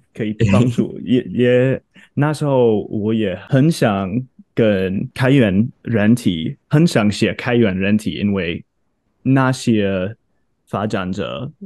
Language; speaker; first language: Chinese; non-native, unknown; English